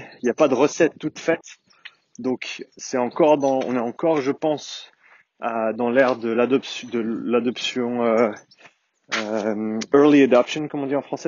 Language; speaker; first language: French; native; French